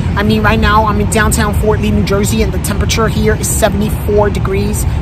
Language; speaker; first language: English; native; English